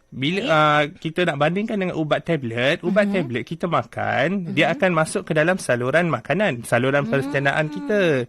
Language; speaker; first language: Malay; native; Malay